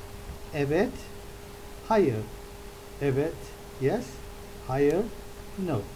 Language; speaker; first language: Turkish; non-native, learner; English